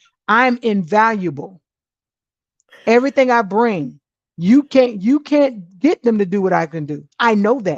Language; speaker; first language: English; native; English